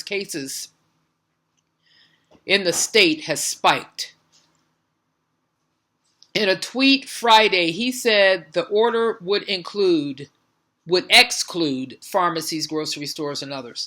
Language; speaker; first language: English; native; English